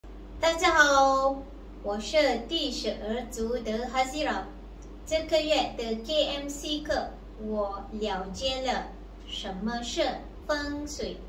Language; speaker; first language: Chinese; non-native, learner; Malay